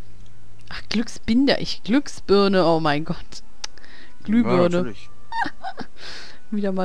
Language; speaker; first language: German; native; German